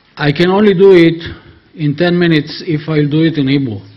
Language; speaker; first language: English; non-native, fluent; Hebrew